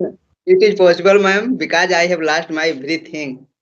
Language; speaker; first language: English; non-native, learner; Hindi